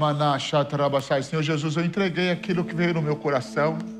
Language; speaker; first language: Portuguese; native; Portuguese